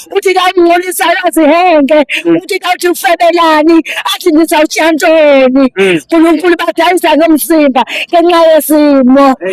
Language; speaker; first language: Zulu; non-native, local second language; Xhosa